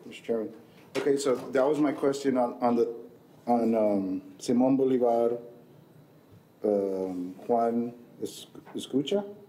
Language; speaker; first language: English; early bilingual, other home language; Spanish